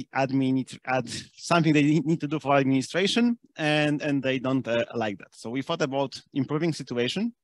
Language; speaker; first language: English; non-native, fluent; German